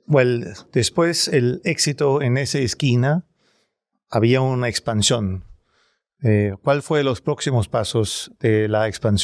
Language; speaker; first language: Spanish; non-native, learner; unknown